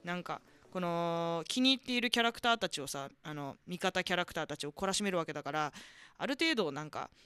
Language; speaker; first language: Japanese; native; Japanese